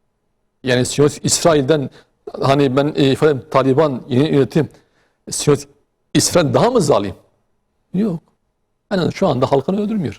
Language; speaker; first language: Turkish; native; Turkish